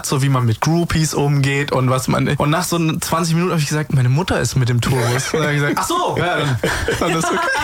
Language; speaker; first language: German; native; German